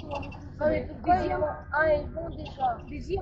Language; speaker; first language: French; non-native, learner; Russian